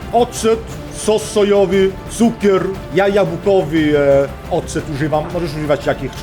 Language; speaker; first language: Polish; non-native, fluent; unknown